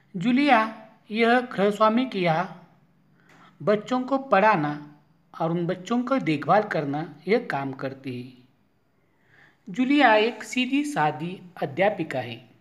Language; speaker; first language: Hindi; non-native, local second language; Marathi